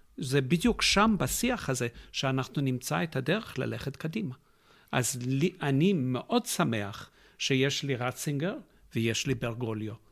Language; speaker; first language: Hebrew; non-native, fluent; English